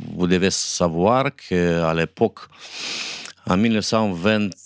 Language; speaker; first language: French; non-native, fluent; Romanian